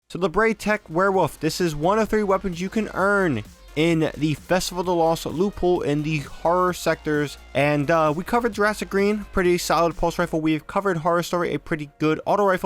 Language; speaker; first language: English; native; English